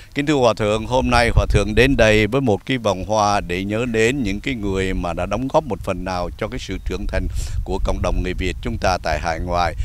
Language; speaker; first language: Vietnamese; native; Vietnamese